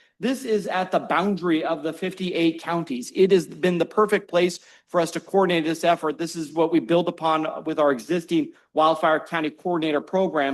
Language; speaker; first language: English; native; English